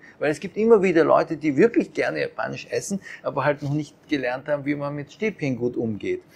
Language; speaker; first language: German; early bilingual, other home language; Japanese